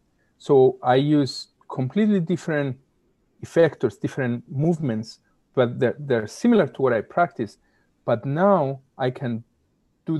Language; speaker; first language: English; non-native, fluent; Greek